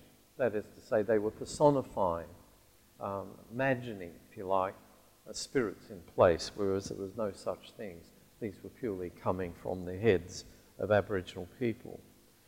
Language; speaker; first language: English; native; English